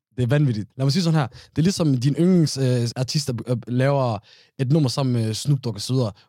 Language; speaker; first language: Danish; native; Danish